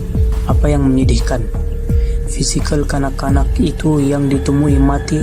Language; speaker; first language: Malay; native; Malay